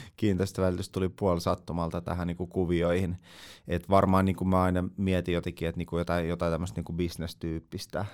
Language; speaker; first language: Finnish; early bilingual, other home language; Russian